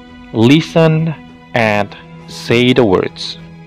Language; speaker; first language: English; non-native, fluent; Indonesian